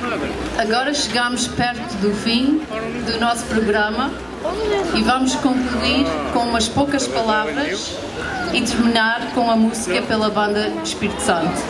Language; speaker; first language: Portuguese; early bilingual, other home language; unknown